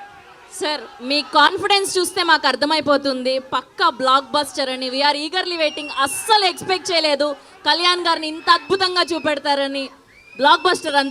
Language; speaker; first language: Telugu; native; Telugu